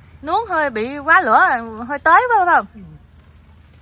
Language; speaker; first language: Vietnamese; native; Vietnamese